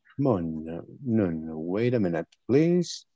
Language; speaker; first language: English; non-native, fluent; Spanish